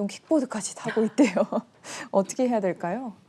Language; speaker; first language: Korean; native; Korean